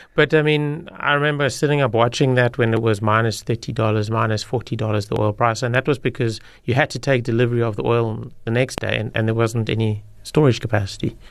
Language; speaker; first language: English; native; English